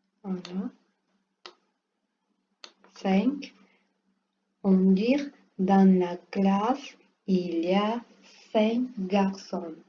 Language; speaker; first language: French; non-native, learner; Portuguese